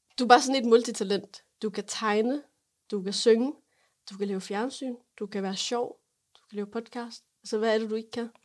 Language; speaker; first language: Danish; non-native, fluent; Arabic